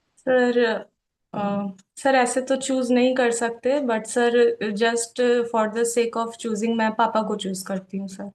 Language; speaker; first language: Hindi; native; Hindi